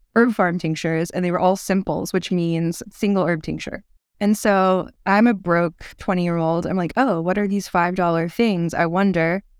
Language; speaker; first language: English; native; English